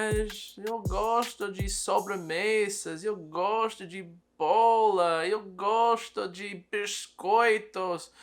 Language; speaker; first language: Portuguese; non-native, learner; English